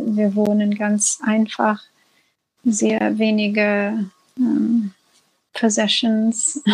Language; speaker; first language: German; non-native, fluent; English